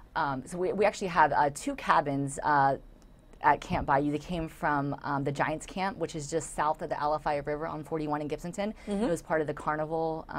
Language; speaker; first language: English; native; English